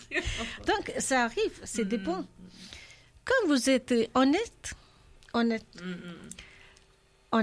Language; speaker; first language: French; non-native, learner; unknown